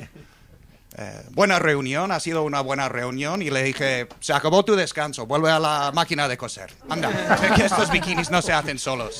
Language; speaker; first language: Spanish; non-native, fluent; English